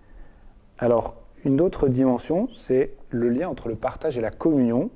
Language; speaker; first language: French; native; French